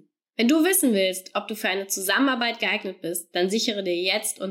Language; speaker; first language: German; native; German